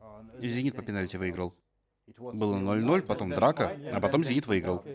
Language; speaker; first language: Russian; native; Russian